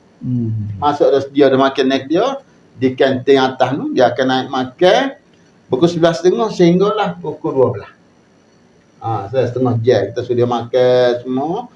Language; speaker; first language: Malay; native; Malay